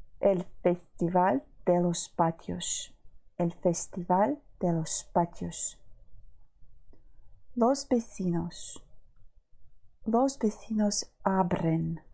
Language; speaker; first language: Spanish; non-native, fluent; Ukrainian